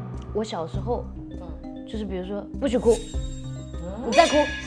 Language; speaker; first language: Chinese; native; Chinese